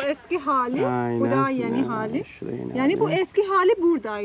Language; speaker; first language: Turkish; non-native, learner; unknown